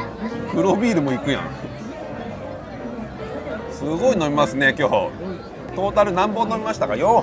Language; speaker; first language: Japanese; native; Japanese